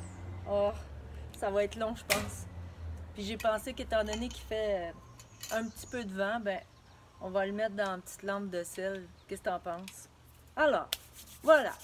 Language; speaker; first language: French; native; French